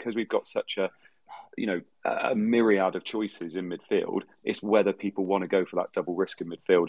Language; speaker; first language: English; native; English